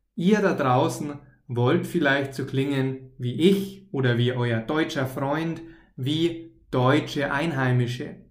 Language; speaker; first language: German; native; German